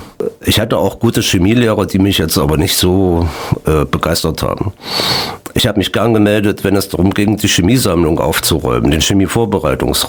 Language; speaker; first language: German; native; German